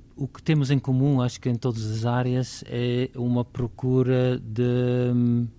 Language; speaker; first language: Portuguese; non-native, fluent; Dutch